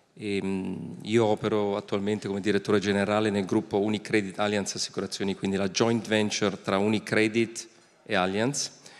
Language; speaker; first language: Italian; non-native, fluent; German